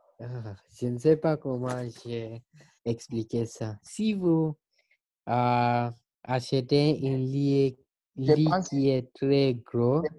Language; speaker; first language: French; non-native, learner; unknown